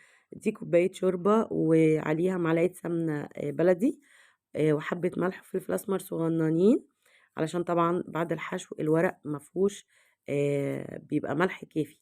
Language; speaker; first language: Arabic; native; Arabic